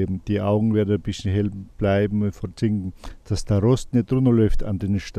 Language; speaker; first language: German; non-native, learner; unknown